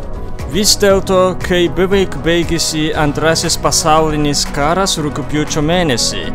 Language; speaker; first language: Lithuanian; non-native, fluent; Japanese